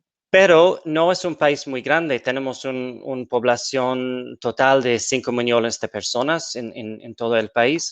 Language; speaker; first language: Spanish; non-native, fluent; English